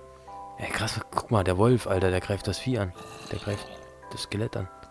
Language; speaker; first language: German; native; German